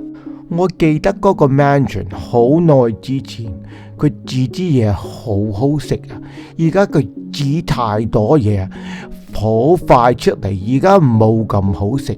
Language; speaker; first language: Cantonese; early bilingual, heritage; Cantonese